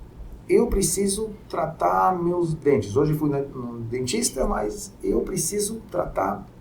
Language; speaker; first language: Portuguese; non-native, fluent; Hebrew